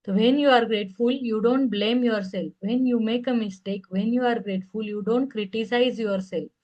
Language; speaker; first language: English; non-native, local second language; Marathi